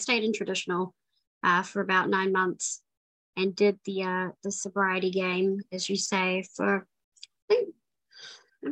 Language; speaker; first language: English; native; English